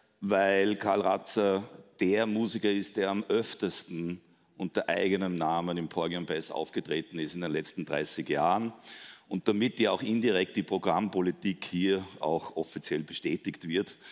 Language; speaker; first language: German; native; German